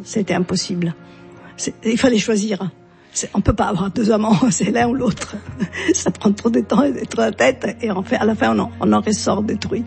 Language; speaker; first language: French; non-native, fluent; Italian